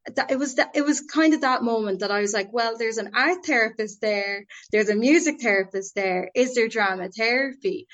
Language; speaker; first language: English; native; English